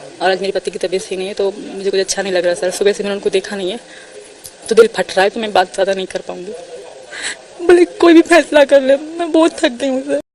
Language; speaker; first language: Urdu; non-native, local second language; Sindhi